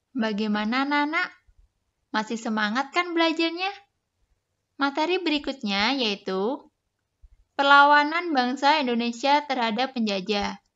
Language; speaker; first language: Indonesian; native; Indonesian